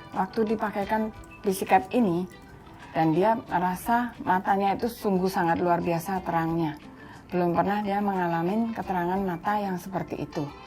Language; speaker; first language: Indonesian; native; Indonesian